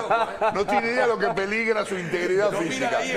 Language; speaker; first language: Spanish; native; Spanish